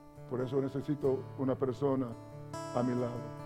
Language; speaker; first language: Spanish; non-native, learner; English